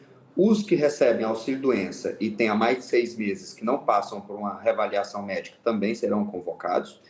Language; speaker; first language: Portuguese; native; Portuguese